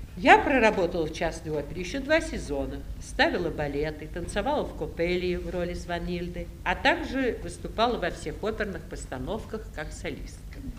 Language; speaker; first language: Russian; native; Russian